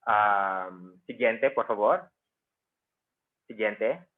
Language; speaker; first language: Spanish; non-native, fluent; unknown